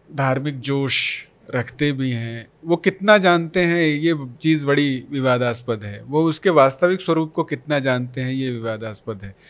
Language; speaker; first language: Hindi; non-native, local second language; Bhojpuri